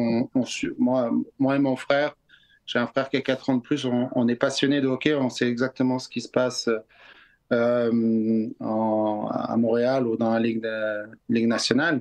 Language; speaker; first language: French; native; French